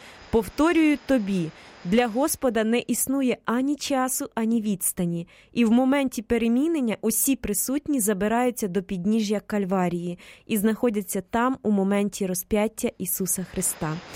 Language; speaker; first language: Ukrainian; native; Ukrainian